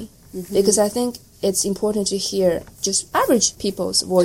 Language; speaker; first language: English; non-native, fluent; Chinese